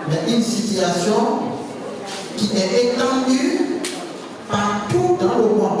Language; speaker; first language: French; non-native, local second language; Wolof